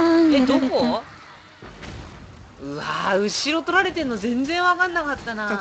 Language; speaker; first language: Japanese; native; Japanese